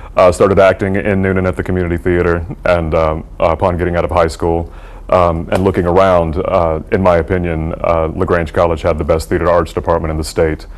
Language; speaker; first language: English; native; English